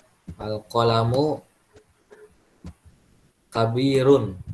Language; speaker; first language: Arabic; non-native, fluent; Indonesian